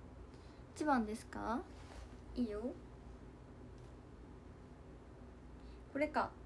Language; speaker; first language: Japanese; native; Japanese